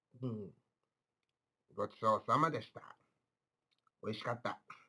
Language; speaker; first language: Japanese; non-native, learner; English